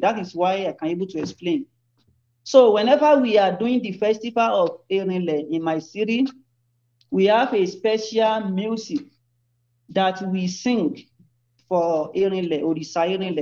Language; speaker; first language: English; non-native, local second language; Yoruba